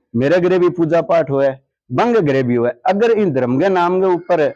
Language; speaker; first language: Hindi; native; Hindi